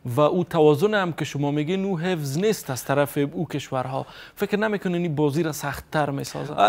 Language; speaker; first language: Persian; native; Persian